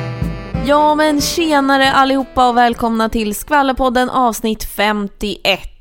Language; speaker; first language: Swedish; native; Swedish